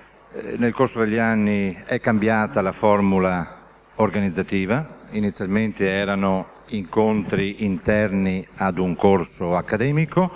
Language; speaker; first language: Italian; native; Italian